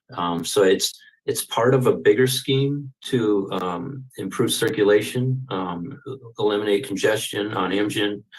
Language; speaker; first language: English; native; English